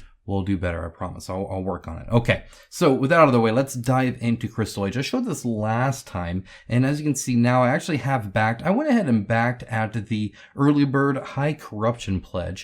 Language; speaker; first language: English; native; English